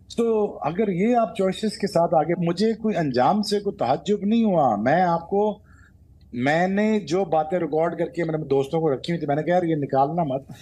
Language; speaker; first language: Urdu; non-native, local second language; Punjabi